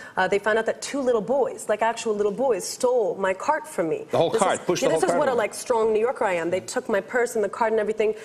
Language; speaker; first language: English; native; English